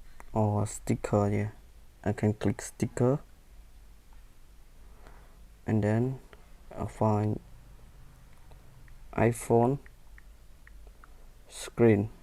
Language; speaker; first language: English; non-native, learner; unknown